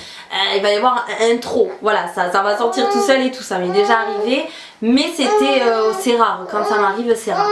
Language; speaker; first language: French; native; French